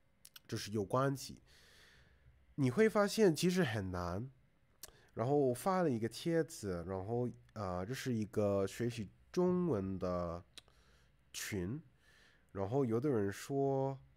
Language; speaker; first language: Chinese; non-native, fluent; English